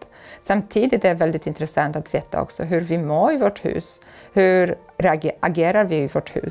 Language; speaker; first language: Swedish; non-native, fluent; Polish